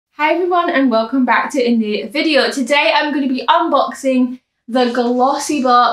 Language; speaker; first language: English; native; English